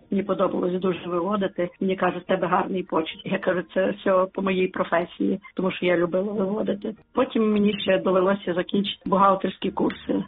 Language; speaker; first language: Ukrainian; non-native, local second language; Russian